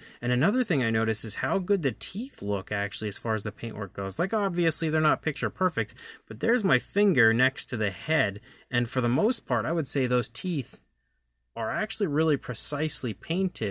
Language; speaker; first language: English; native; English